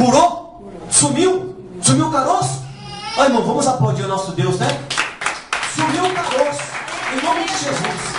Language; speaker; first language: Portuguese; native; Portuguese